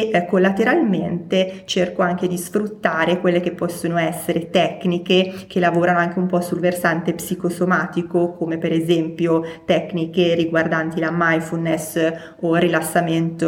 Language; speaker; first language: Italian; native; Italian